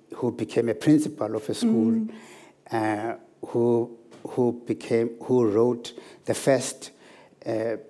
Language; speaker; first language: English; non-native, local second language; Zulu